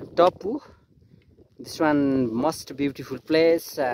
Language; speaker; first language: English; non-native, learner; Nepali